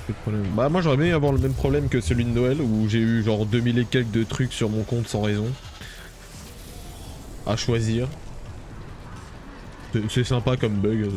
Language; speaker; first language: French; native; French